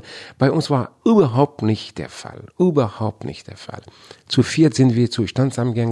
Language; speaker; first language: German; non-native, fluent; Persian